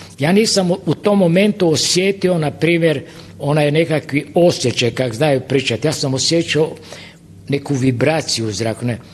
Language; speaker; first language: Croatian; native; Croatian